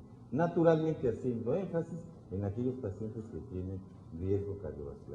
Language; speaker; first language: Spanish; native; Spanish